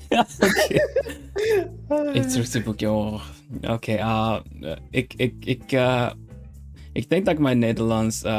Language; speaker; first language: Dutch; non-native, learner; Swedish